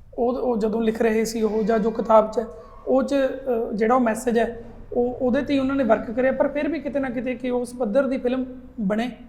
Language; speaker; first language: Punjabi; native; Punjabi